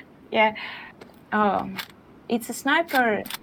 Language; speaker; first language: English; non-native, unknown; Russian